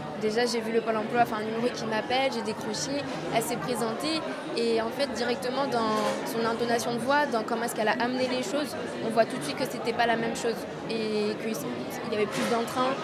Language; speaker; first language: French; native; French